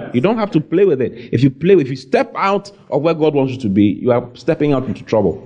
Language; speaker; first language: English; non-native, local second language; Akan